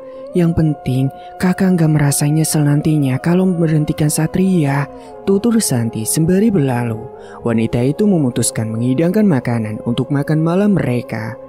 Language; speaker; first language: Indonesian; native; Indonesian